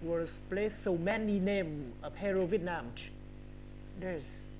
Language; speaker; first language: English; non-native, learner; Vietnamese